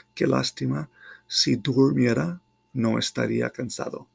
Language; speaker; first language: Spanish; non-native, fluent; English